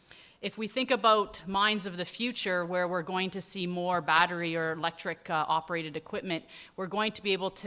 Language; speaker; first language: English; native; English